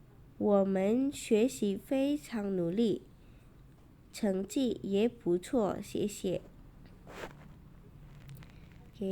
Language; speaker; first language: Chinese; non-native, fluent; Indonesian